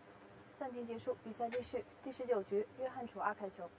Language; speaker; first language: Chinese; native; Chinese